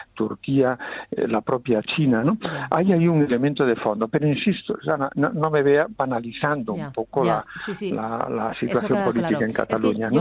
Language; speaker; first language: Spanish; native; Spanish